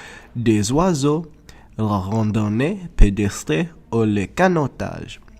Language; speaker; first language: French; non-native, learner; English